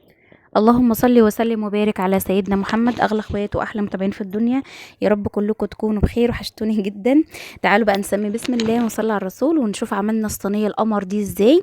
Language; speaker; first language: Arabic; native; Arabic